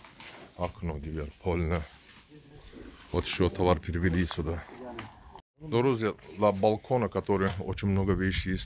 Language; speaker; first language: Russian; non-native, learner; Turkish